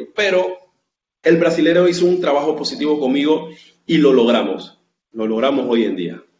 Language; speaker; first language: Spanish; native; Spanish